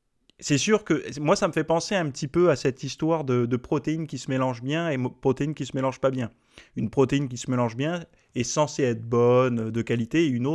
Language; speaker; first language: French; native; French